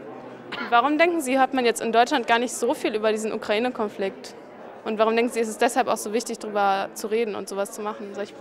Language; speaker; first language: German; native; German